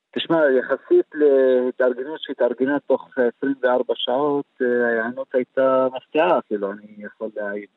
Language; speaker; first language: Hebrew; non-native, local second language; Arabic